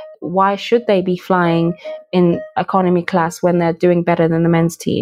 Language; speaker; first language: English; native; English